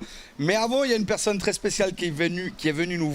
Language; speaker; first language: French; native; French